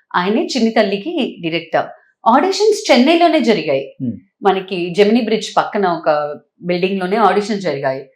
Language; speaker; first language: Telugu; native; Telugu